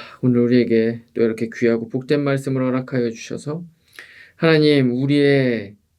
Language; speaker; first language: Korean; native; Korean